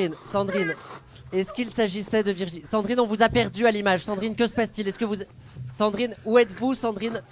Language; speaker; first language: French; native; French